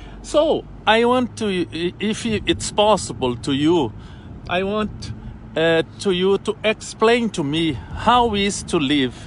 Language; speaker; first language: English; non-native, learner; Portuguese